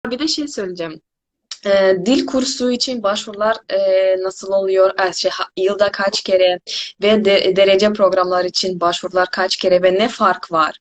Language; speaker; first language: Turkish; non-native, fluent; Korean